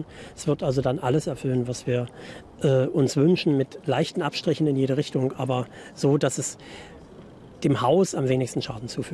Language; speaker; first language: German; native; German